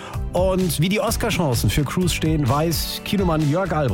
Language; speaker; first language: German; native; German